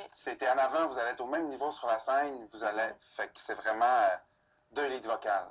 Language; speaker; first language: French; native; French